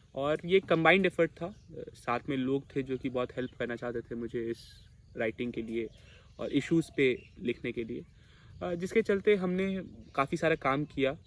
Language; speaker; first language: Hindi; non-native, local second language; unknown